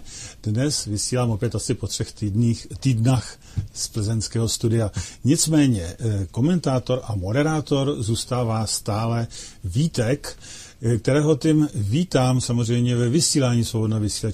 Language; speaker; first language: Czech; native; Czech